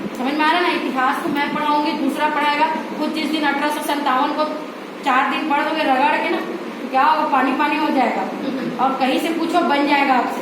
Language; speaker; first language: Hindi; non-native, local second language; Chhattisgarhi